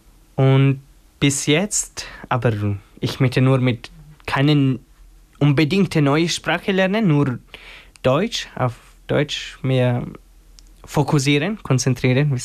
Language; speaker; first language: German; non-native, learner; Albanian